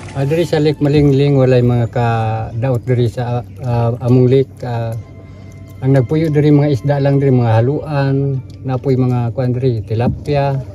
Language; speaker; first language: Cebuano; non-native, local second language; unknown